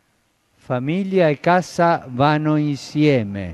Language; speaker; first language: Italian; non-native, fluent; Spanish